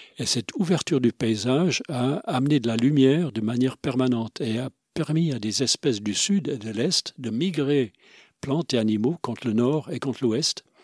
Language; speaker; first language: French; non-native, local second language; Swiss German